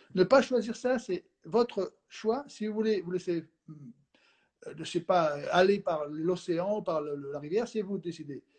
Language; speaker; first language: French; non-native, fluent; Spanish